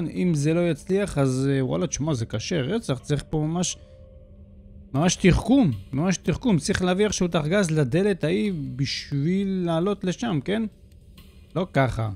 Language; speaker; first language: Hebrew; native; Hebrew